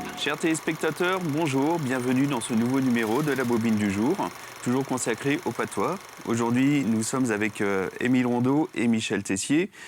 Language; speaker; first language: French; native; French